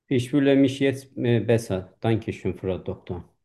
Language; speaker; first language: German; non-native, fluent; Turkish